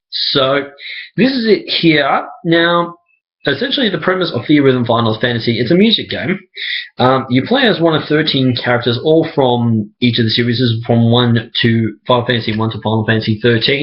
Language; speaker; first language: English; native; English